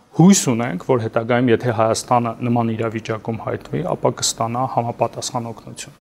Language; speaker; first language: Armenian; native; Armenian